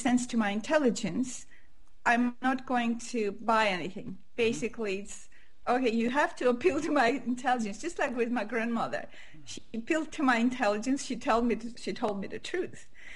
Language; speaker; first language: English; non-native, fluent; Armenian